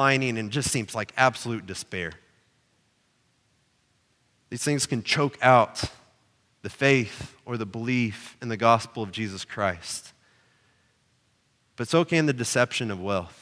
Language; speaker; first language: English; native; English